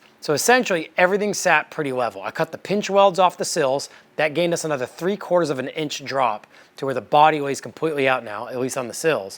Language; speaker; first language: English; native; English